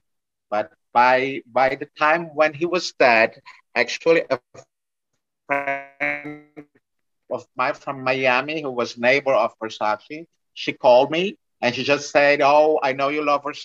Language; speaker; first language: English; non-native, fluent; Portuguese